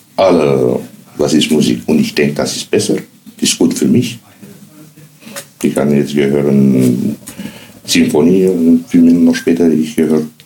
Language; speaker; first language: German; non-native, learner; Romanian